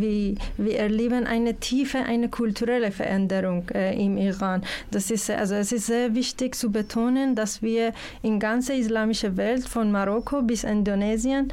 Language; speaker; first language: German; non-native, fluent; Persian